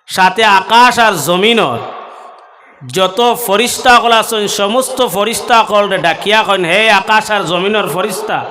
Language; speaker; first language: Bangla; non-native, local second language; Sylheti